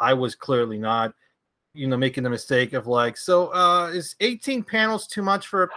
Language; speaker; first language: English; early bilingual, other home language; Spanish